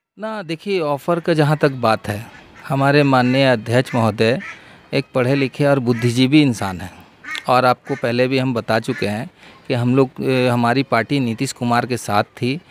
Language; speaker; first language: Hindi; native; Hindi